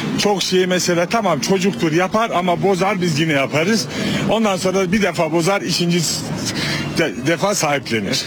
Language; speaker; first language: Turkish; native; Turkish